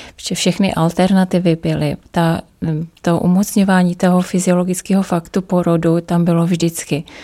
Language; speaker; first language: Czech; native; Czech